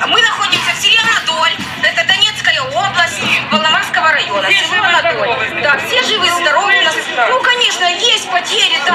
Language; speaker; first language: Russian; native; Russian